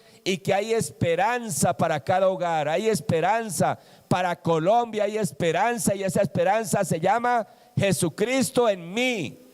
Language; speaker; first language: Spanish; native; Spanish